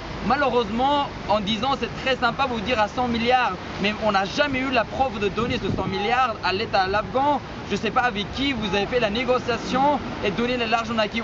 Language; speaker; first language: French; non-native, fluent; Persian